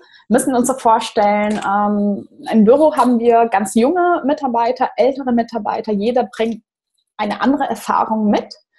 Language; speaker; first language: German; non-native, fluent; Portuguese